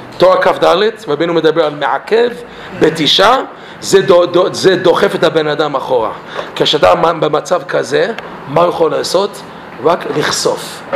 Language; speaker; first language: Hebrew; non-native, fluent; English